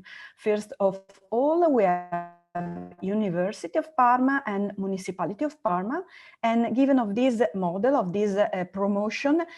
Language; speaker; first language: English; non-native, learner; Italian